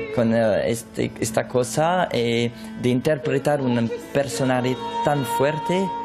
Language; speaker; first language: Spanish; non-native, fluent; French